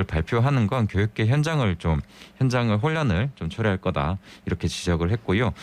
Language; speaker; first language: Korean; native; Korean